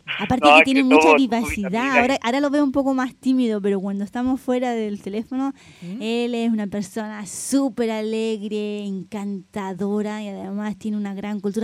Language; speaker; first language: Spanish; native; Spanish